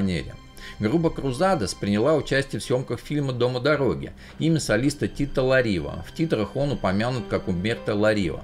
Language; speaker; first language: Russian; native; Russian